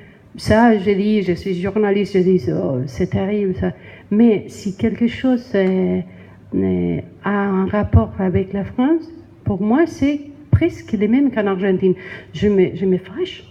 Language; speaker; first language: French; non-native, learner; Spanish